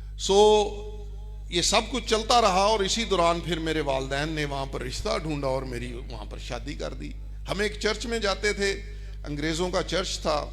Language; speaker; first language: Urdu; non-native, local second language; Punjabi